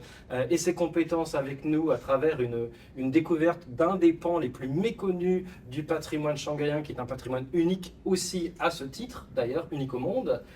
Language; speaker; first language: French; native; French